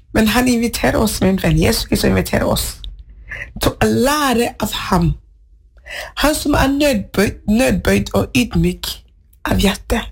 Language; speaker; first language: Norwegian; non-native, fluent; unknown